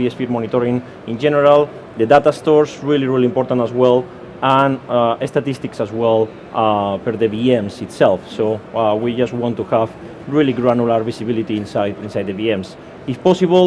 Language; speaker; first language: English; non-native, fluent; Spanish